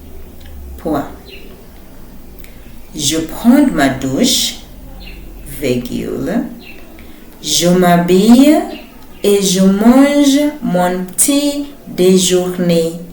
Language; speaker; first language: French; non-native, fluent; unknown